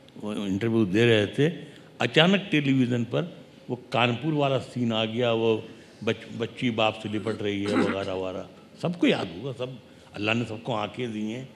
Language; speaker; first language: Hindi; native; Hindi